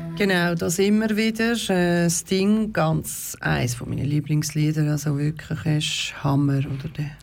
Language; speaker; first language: German; early bilingual, other home language; Turkish